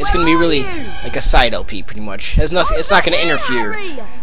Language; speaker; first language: English; native; English